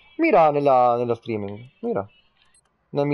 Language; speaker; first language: Spanish; non-native, learner; Italian